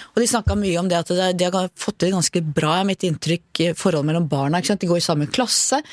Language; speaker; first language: Norwegian; native; Norwegian